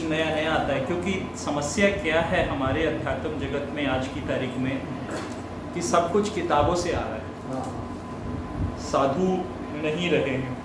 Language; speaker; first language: Hindi; native; Hindi